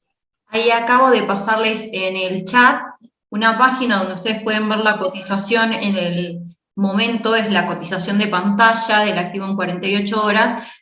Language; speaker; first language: Spanish; native; Spanish